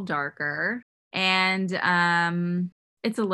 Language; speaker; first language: English; native; English